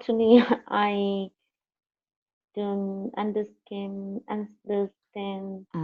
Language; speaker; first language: English; non-native, learner; Vietnamese